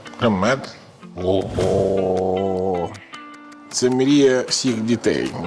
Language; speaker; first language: Ukrainian; non-native, learner; Italian